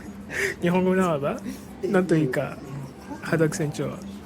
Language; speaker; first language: Japanese; non-native, learner; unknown